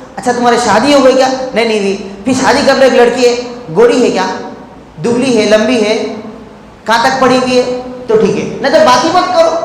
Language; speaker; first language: Urdu; native; Urdu